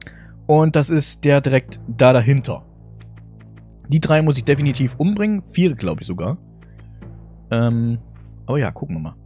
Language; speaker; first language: German; native; German